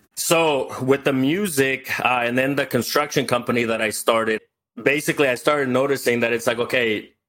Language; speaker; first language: English; early bilingual, other home language; Spanish